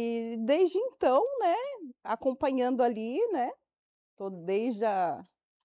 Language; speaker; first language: Portuguese; native; Portuguese